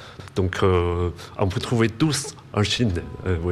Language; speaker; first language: French; non-native, learner; Chinese